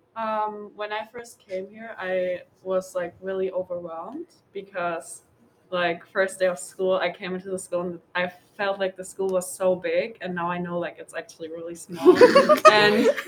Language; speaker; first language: English; non-native, fluent; German